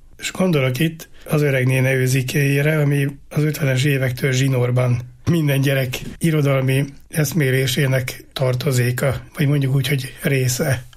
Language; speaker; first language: Hungarian; native; Hungarian